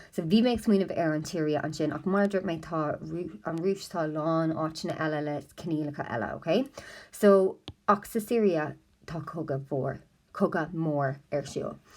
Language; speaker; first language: Irish; non-native, local second language; English